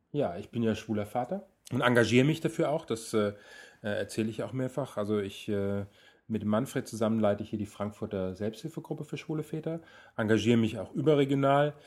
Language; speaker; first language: German; native; German